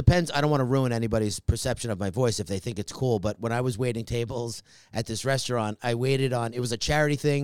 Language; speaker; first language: English; native; English